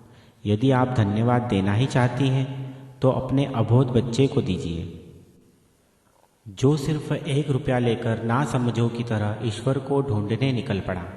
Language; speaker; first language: Hindi; native; Hindi